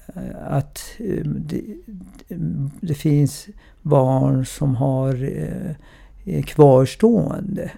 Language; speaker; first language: Swedish; non-native, fluent; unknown